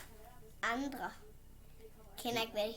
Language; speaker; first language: Danish; early bilingual, other home language; Kinyarwanda